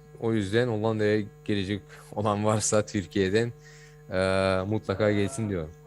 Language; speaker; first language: Turkish; early bilingual, heritage; Turkish